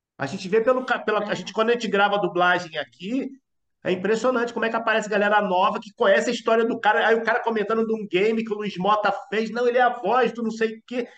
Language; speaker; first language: Portuguese; native; Portuguese